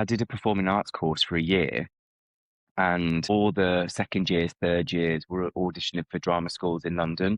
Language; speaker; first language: English; native; English